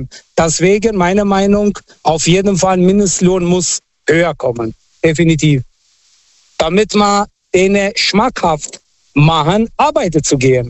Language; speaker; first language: German; non-native, fluent; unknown